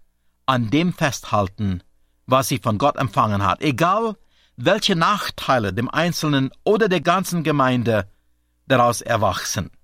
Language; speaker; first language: German; native; German